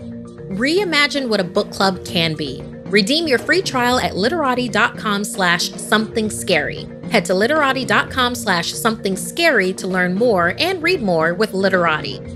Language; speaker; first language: English; native; English